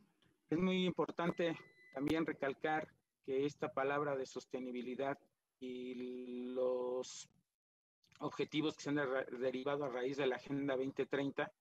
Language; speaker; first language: Spanish; native; Spanish